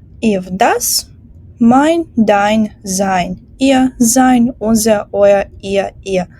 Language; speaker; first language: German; non-native, fluent; Ukrainian